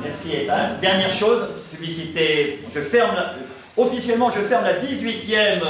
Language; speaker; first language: French; native; French